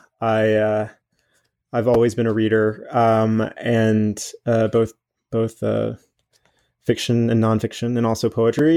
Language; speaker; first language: English; native; English